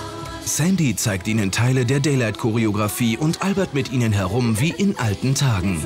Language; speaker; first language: German; native; German